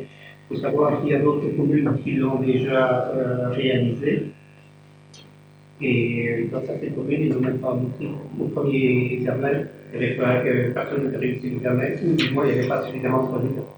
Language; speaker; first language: French; native; French